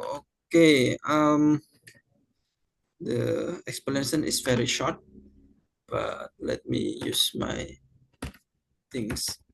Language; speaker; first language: English; non-native, fluent; Indonesian